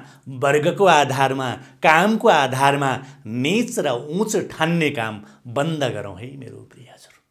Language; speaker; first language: Nepali; native; Nepali